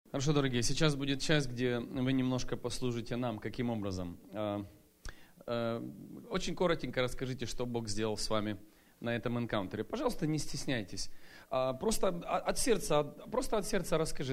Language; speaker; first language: Russian; native; Russian